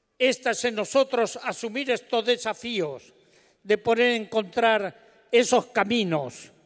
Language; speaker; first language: Spanish; native; Spanish